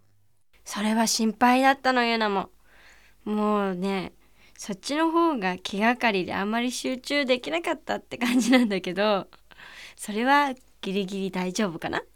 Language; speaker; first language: Japanese; native; Japanese